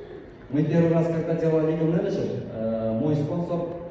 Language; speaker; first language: Russian; non-native, local second language; Kyrgyz